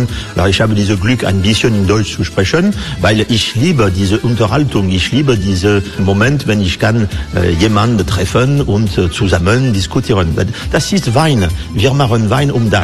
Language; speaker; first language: German; non-native, learner; French